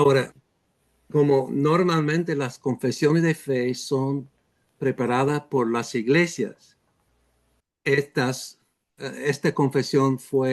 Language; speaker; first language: Spanish; non-native, fluent; English